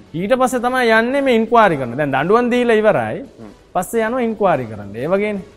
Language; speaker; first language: Sinhala; non-native, local second language; Tamil